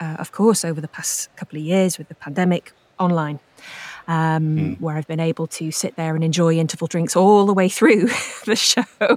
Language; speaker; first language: English; native; English